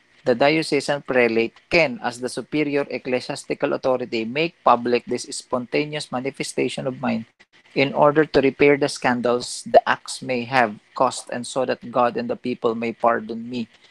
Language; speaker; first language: English; non-native, local second language; Filipino